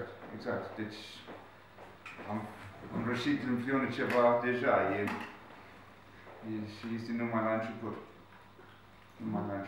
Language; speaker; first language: Romanian; non-native, learner; English